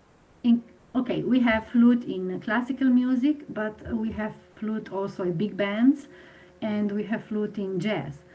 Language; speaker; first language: English; non-native, fluent; Slovenian